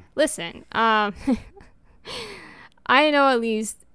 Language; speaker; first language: English; early bilingual, other home language; Spanish